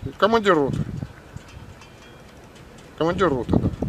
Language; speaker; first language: Russian; native; Russian